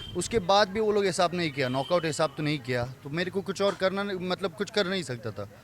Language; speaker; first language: Hindi; non-native, fluent; Persian